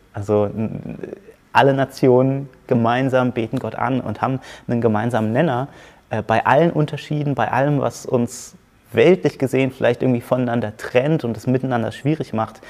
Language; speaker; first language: German; native; German